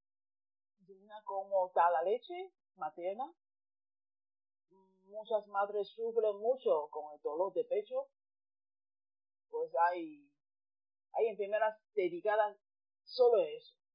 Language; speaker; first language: Spanish; non-native, fluent; Chinese